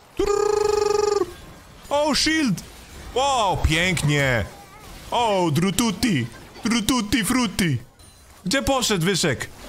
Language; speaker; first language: Polish; non-native, learner; Swedish